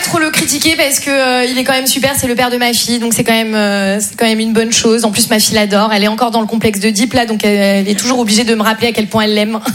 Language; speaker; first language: French; native; French